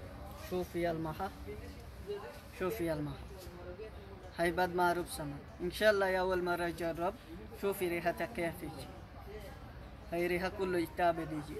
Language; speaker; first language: Arabic; non-native, learner; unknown